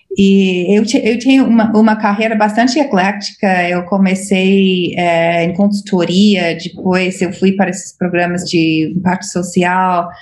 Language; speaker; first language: Portuguese; non-native, fluent; English